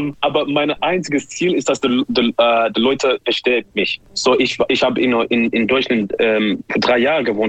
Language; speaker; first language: German; non-native, learner; English